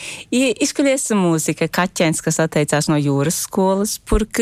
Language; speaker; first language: Portuguese; non-native, fluent; Latvian